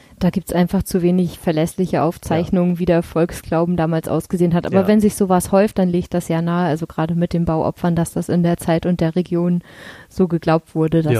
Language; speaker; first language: German; native; German